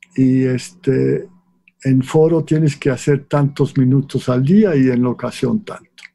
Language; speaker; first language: Spanish; non-native, fluent; Swiss German